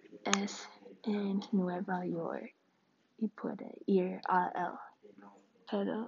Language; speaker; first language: Spanish; non-native, learner; English